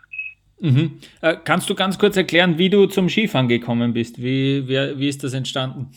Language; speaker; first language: German; native; German